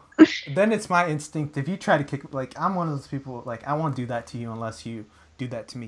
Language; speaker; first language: English; native; English